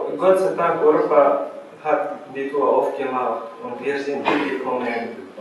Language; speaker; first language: German; non-native, learner; Arabic